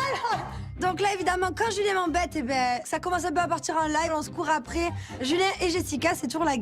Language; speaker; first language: French; native; French